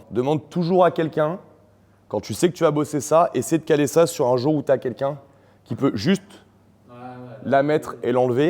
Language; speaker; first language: French; native; French